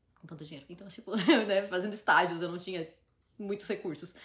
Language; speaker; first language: Portuguese; native; Portuguese